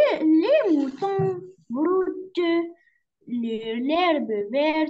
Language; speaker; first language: French; non-native, learner; Arabic